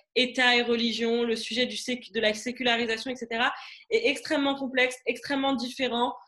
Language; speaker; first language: French; non-native, local second language; Arabic